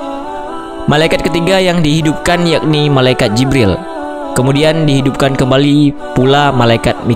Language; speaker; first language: Indonesian; native; Indonesian